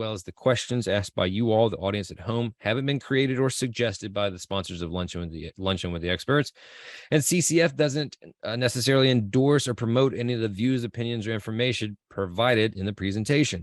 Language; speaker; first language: English; native; English